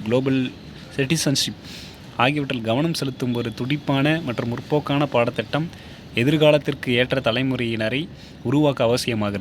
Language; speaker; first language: Tamil; native; Tamil